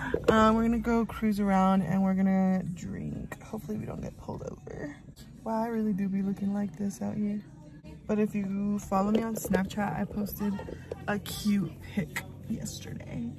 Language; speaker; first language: English; early bilingual, other home language; Spanish